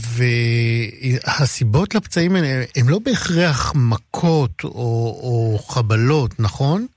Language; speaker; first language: Hebrew; native; Hebrew